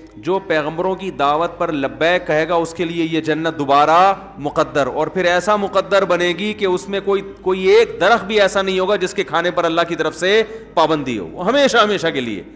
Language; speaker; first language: Urdu; native; Urdu